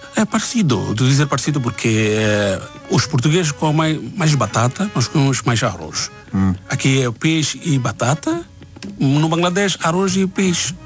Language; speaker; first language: Portuguese; non-native, learner; Bangla